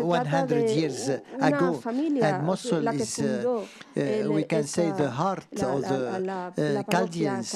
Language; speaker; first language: English; non-native, fluent; Arabic